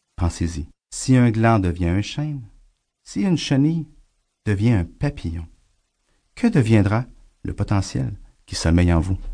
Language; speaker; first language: French; native; French